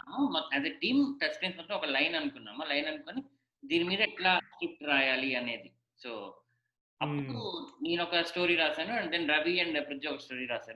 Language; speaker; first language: Telugu; native; Telugu